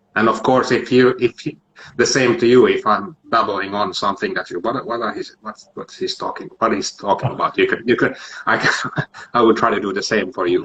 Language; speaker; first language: English; non-native, fluent; Finnish